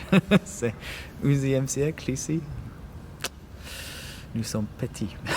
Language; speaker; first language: French; non-native, learner; English